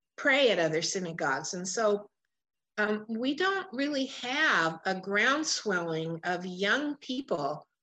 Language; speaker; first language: English; native; English